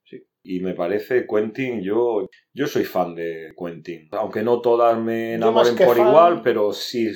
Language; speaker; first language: Spanish; native; Spanish